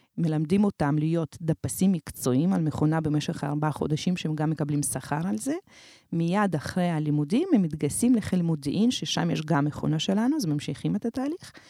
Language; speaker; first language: Hebrew; non-native, fluent; Russian